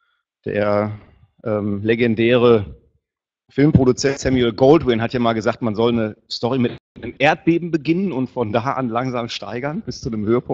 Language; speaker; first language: German; native; German